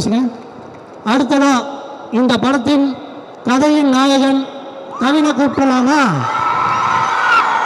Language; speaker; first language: Tamil; native; Tamil